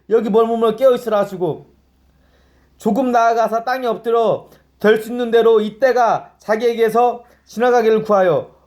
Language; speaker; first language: Korean; native; Korean